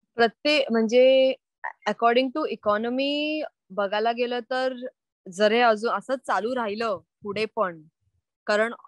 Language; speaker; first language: Marathi; native; Marathi